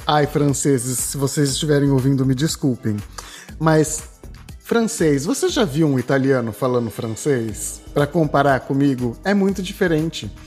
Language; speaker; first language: Portuguese; native; Portuguese